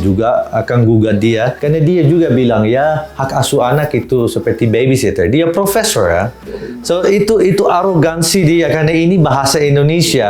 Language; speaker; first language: Indonesian; non-native, learner; Dutch